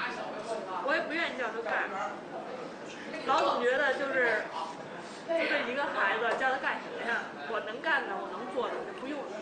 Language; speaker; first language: Chinese; native; Chinese